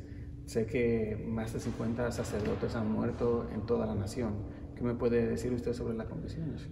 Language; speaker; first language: Spanish; native; Spanish